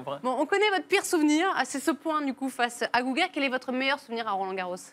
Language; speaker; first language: French; native; French